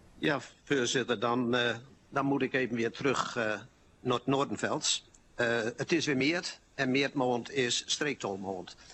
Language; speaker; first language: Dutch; non-native, local second language; Low German